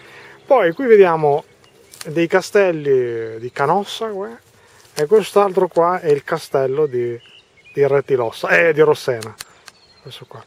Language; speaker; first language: Italian; early bilingual, other home language; Albanian